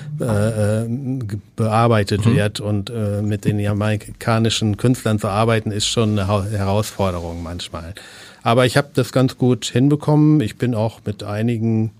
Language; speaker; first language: German; native; German